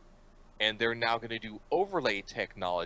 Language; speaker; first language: English; native; English